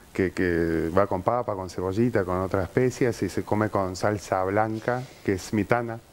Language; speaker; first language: Spanish; early bilingual, other home language; Ukrainian